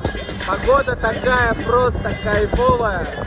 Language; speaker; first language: Russian; non-native, fluent; Turkmen